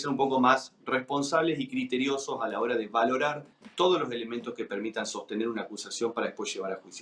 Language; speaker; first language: Spanish; native; Spanish